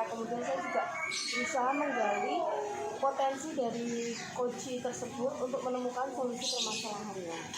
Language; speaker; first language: Indonesian; native; Indonesian